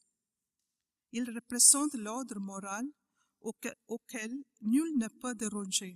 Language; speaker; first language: French; non-native, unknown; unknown